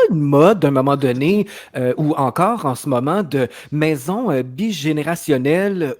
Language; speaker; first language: French; native; French